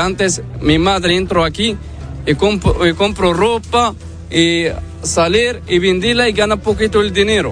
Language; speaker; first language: Spanish; non-native, learner; Arabic